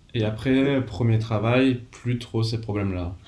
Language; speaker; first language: French; native; French